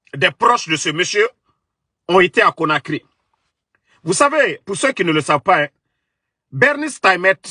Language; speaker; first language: French; non-native, local second language; Mandingo